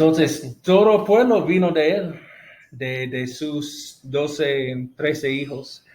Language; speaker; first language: Spanish; non-native, fluent; English